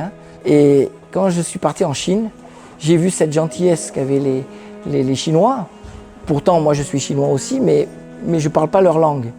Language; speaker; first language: French; early bilingual, other home language; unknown